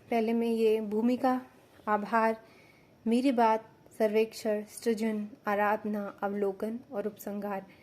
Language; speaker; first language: Hindi; native; Hindi